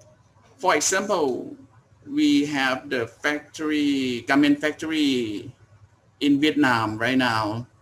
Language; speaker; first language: English; non-native, learner; Thai